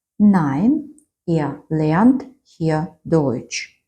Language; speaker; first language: German; non-native, fluent; Ukrainian